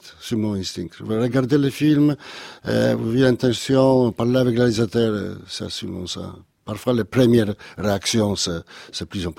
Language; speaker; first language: French; non-native, learner; Polish